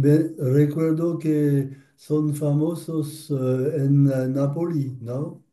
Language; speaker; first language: Spanish; non-native, learner; French